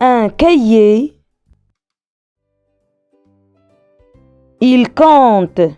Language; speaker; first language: French; non-native, local second language; Arabic